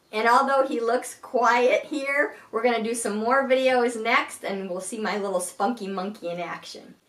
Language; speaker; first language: English; native; English